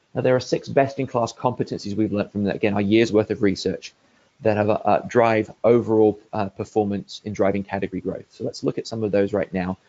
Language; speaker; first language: English; native; English